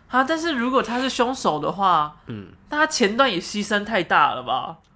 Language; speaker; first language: Chinese; native; Chinese